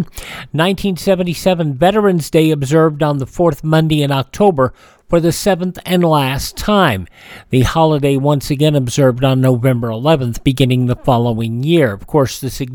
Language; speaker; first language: English; native; English